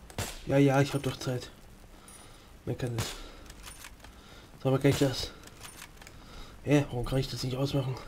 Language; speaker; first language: German; native; German